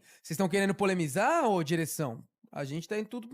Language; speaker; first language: Portuguese; native; Portuguese